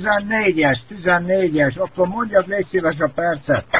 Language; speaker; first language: Hungarian; native; Hungarian